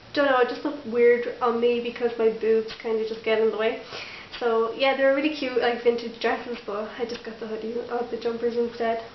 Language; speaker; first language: English; native; English